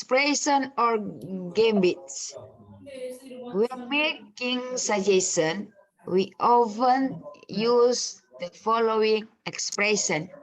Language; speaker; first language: English; non-native, learner; Indonesian